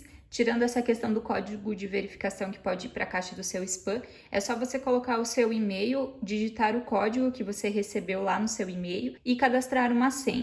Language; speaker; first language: Portuguese; native; Portuguese